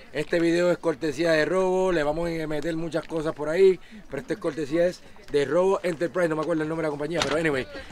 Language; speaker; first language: Spanish; native; Spanish